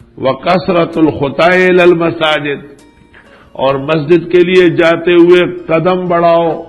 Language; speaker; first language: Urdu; non-native, local second language; Pashto